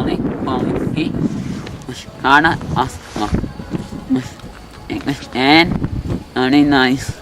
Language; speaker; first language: Basque; non-native, learner; Spanish